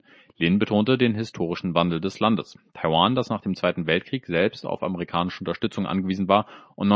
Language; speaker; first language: German; native; German